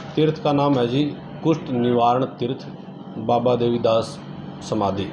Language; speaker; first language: Hindi; native; Hindi